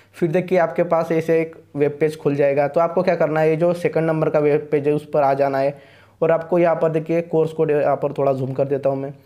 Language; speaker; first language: Hindi; non-native, local second language; Marathi